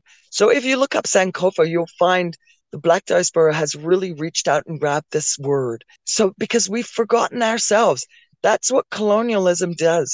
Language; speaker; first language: English; native; English